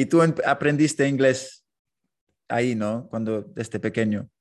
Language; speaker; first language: Spanish; non-native, fluent; English